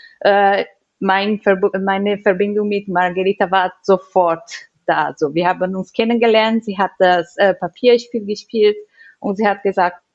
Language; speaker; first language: German; non-native, learner; Portuguese